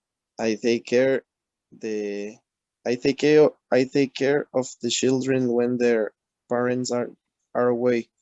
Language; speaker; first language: English; non-native, learner; Spanish